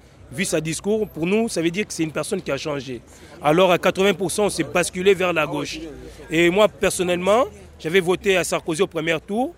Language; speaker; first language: French; early bilingual, other home language; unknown